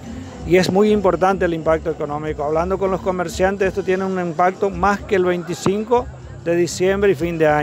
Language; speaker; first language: Spanish; native; Spanish